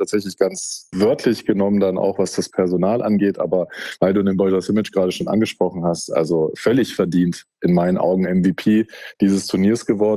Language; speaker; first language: German; native; German